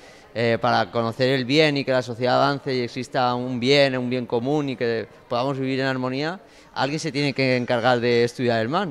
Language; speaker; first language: Spanish; native; Spanish